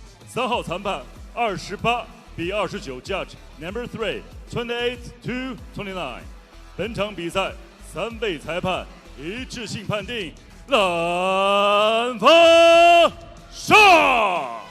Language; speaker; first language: Chinese; native; Chinese